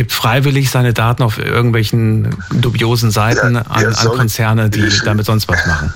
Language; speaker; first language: German; native; German